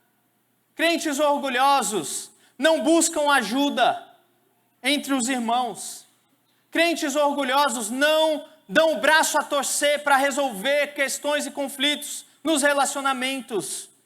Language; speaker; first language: Portuguese; native; Portuguese